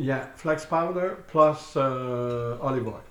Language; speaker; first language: English; non-native, learner; French